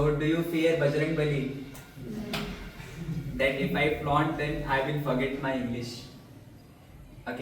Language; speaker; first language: English; non-native, fluent; Hindi